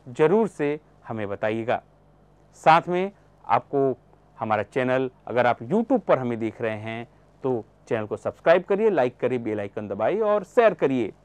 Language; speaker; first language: Hindi; non-native, local second language; Gujarati